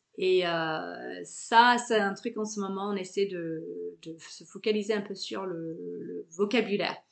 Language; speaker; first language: French; non-native, fluent; English